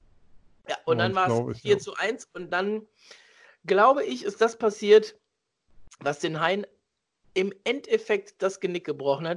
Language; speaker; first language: German; native; German